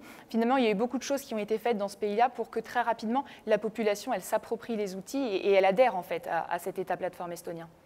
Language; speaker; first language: French; native; French